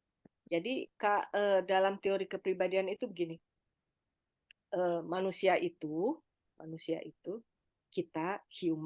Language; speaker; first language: Indonesian; native; Indonesian